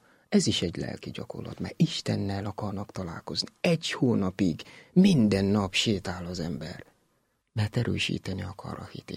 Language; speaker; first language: Hungarian; non-native, learner; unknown